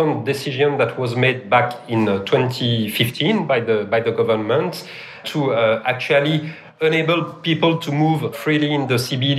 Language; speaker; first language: English; non-native, fluent; French